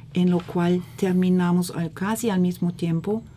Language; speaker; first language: Spanish; non-native, fluent; German